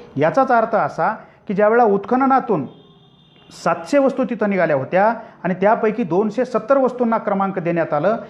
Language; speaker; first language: Marathi; non-native, local second language; Lambadi